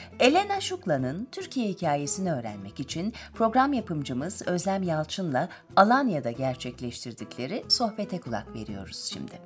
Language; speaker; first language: Turkish; native; Turkish